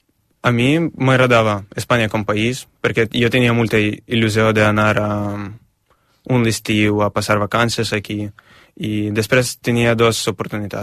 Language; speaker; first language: Catalan; non-native, fluent; Ukrainian